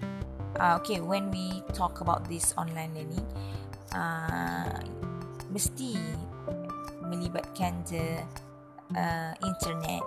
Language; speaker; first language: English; non-native, learner; Malay